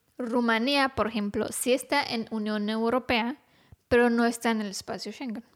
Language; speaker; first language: Spanish; non-native, fluent; Romanian